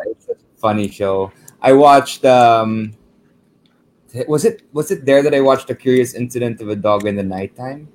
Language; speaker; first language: English; early bilingual, other home language; Filipino